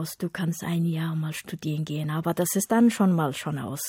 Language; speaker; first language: German; non-native, fluent; Mongolian